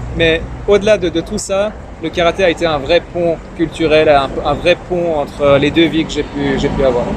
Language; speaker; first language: French; early bilingual, other home language; Persian